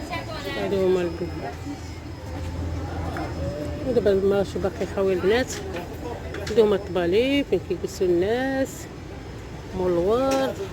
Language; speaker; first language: Arabic; native; Arabic